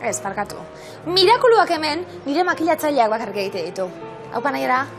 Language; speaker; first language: Basque; native; Basque